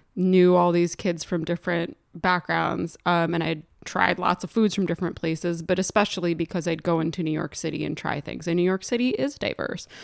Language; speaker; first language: English; native; English